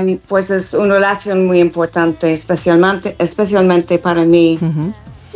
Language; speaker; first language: Spanish; non-native, fluent; English